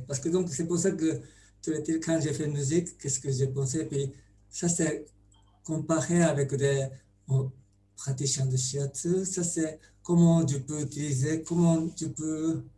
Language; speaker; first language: French; non-native, learner; Japanese